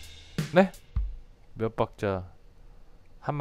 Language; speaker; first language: Korean; native; Korean